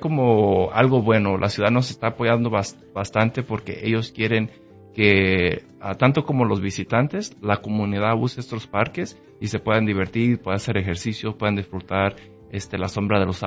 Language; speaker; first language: Spanish; early bilingual, heritage; Spanish